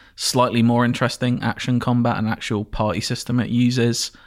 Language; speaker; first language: English; native; English